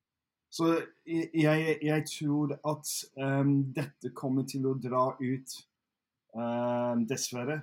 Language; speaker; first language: Norwegian; non-native, fluent; English